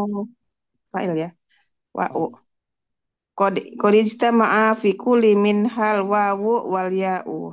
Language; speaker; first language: Arabic; non-native, learner; Indonesian